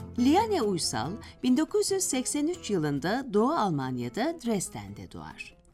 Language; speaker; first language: Turkish; native; Turkish